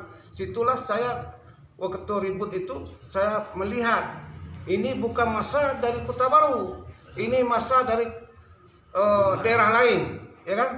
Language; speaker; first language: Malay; non-native, local second language; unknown